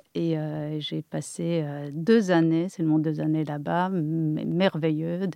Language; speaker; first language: French; non-native, fluent; Polish